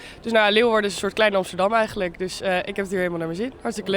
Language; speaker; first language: Dutch; native; Dutch